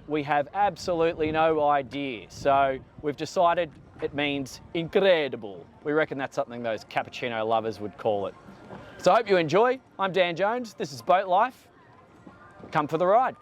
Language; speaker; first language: English; native; English